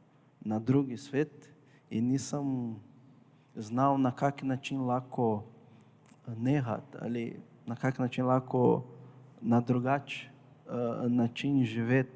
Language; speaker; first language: Slovenian; non-native, fluent; Portuguese